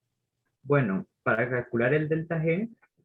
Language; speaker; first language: Spanish; native; Spanish